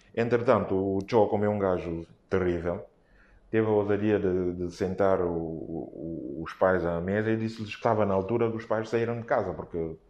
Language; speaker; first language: Portuguese; native; Portuguese